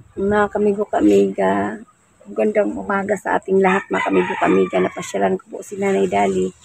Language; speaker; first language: Filipino; non-native, local second language; Cebuano